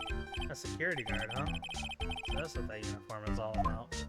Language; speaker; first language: English; native; English